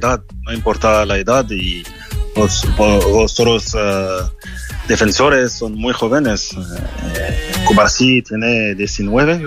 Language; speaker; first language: Spanish; non-native, fluent; French